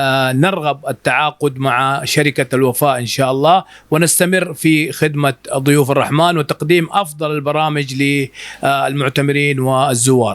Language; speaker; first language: Arabic; native; Arabic